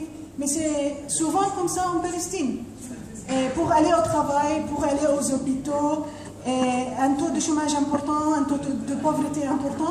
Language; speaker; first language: French; non-native, fluent; Arabic